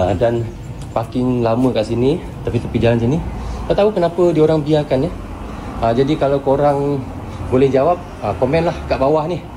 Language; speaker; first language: Malay; native; Malay